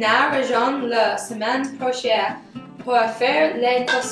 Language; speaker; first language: French; non-native, learner; English